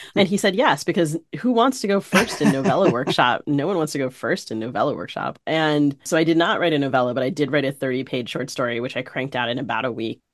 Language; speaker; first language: English; native; English